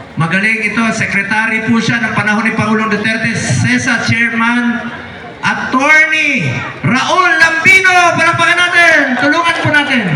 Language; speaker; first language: Filipino; non-native, local second language; Cebuano